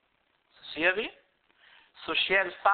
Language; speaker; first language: Danish; early bilingual, other home language; Arabic